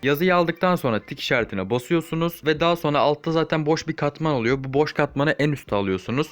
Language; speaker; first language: Turkish; native; Turkish